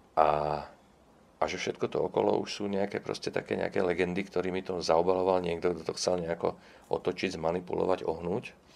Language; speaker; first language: Slovak; non-native, local second language; Czech